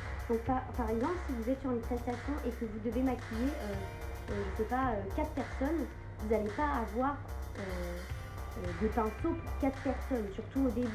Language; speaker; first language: French; native; French